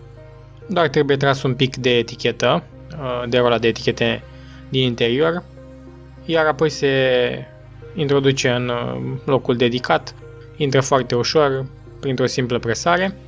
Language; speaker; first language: Romanian; native; Romanian